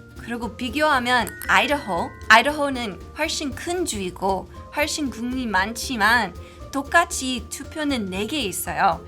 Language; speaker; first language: Korean; non-native, fluent; English